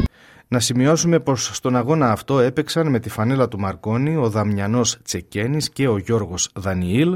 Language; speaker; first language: Greek; native; Greek